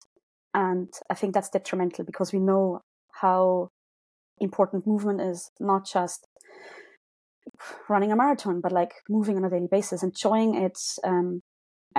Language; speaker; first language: English; non-native, fluent; German